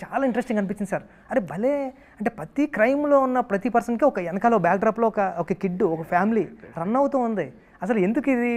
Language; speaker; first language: Telugu; native; Telugu